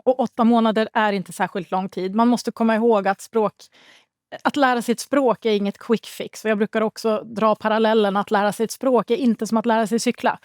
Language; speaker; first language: Swedish; native; Swedish